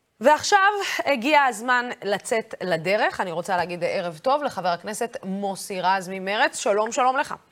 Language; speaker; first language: Hebrew; non-native, local second language; Arabic